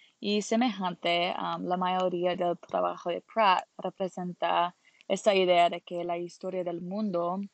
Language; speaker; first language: Spanish; non-native, learner; English